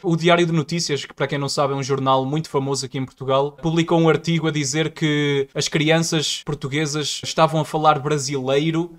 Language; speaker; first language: Portuguese; native; Portuguese